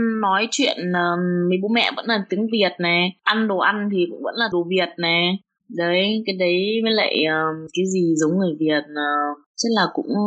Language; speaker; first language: Vietnamese; early bilingual, other home language; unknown